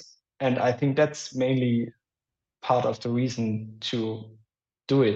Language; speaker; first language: English; non-native, fluent; German